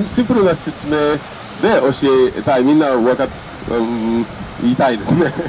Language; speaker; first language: Japanese; non-native, fluent; French